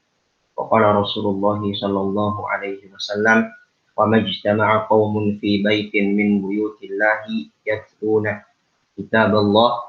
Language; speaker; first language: Arabic; non-native, fluent; Indonesian